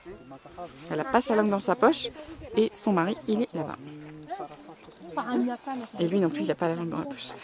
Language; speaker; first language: French; native; French